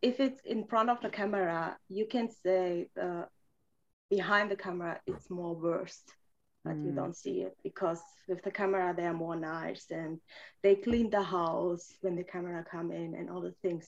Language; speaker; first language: English; non-native, fluent; German